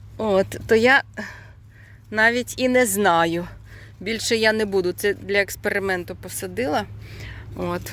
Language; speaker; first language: Ukrainian; non-native, local second language; Russian